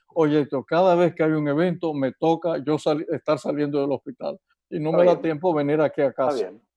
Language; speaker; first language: Spanish; native; Spanish